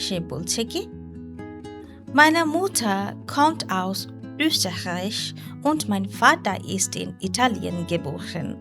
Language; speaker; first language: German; non-native, learner; Bangla